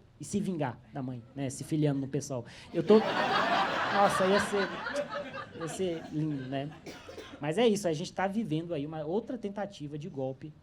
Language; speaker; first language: Portuguese; native; Portuguese